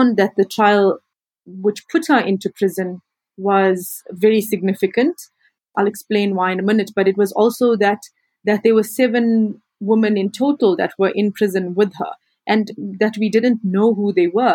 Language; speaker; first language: English; native; English